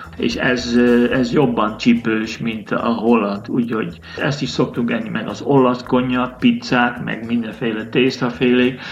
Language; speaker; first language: Hungarian; non-native, fluent; Dutch